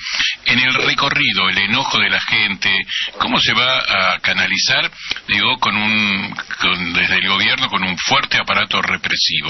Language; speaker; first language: Spanish; native; Spanish